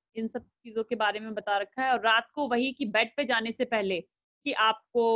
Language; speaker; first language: Hindi; native; Hindi